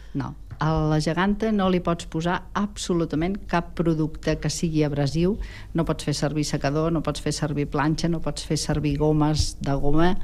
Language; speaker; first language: Catalan; native; Catalan